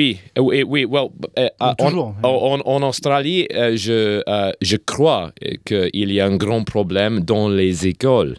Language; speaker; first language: French; non-native, learner; English